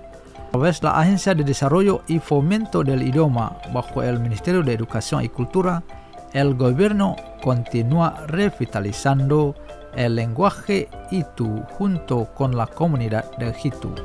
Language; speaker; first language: Spanish; non-native, fluent; Indonesian